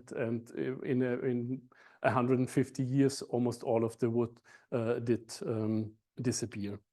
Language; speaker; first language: English; non-native, fluent; German